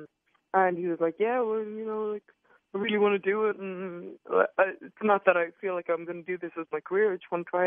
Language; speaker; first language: English; native; English